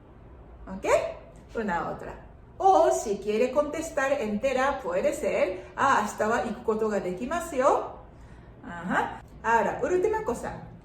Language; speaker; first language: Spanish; non-native, fluent; Japanese